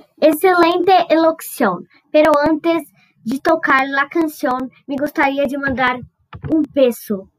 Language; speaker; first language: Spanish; non-native, learner; Portuguese